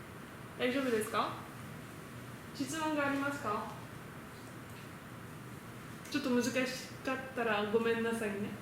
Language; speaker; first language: Japanese; non-native, learner; French